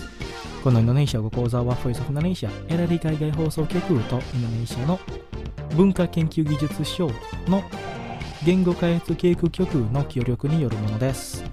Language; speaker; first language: Japanese; non-native, fluent; Indonesian